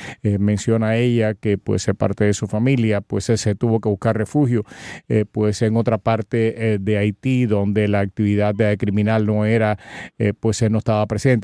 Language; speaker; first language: Spanish; native; Spanish